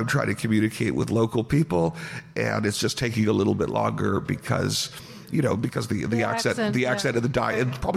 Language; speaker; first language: English; native; English